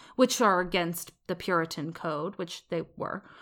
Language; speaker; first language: English; native; English